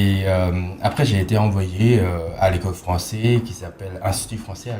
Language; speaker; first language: French; non-native, fluent; Khmer